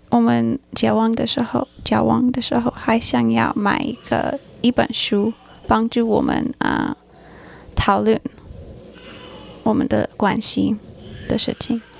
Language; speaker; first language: Chinese; non-native, learner; English